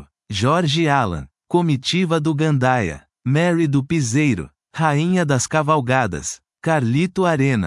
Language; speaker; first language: Portuguese; native; Portuguese